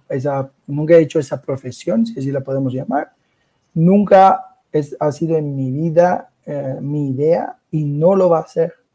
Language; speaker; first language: Spanish; non-native, fluent; Italian